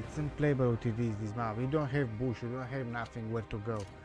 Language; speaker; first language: English; non-native, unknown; Italian